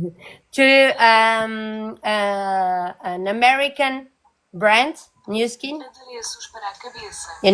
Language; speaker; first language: English; non-native, learner; Portuguese